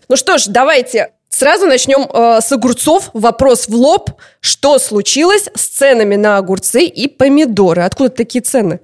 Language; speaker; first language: Russian; native; Russian